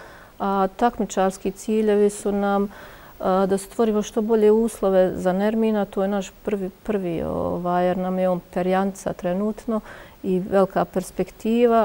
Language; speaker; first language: Croatian; native; Croatian